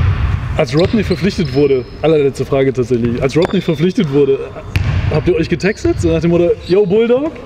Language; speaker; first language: German; native; German